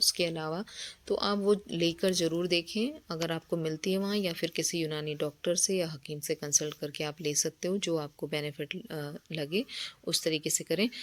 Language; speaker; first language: Hindi; native; Hindi